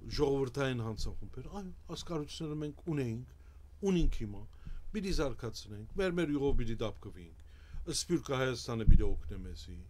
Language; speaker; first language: Armenian; early bilingual, heritage; Armenian